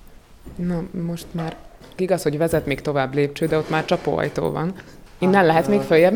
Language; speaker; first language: Hungarian; native; Hungarian